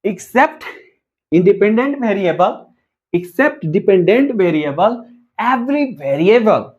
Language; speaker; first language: English; non-native, local second language; Nepali